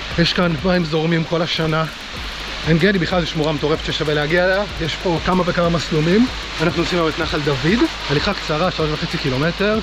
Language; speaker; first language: Hebrew; native; Hebrew